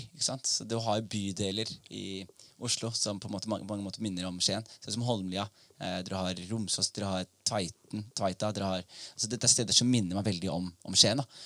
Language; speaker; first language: Norwegian; early bilingual, other home language; Somali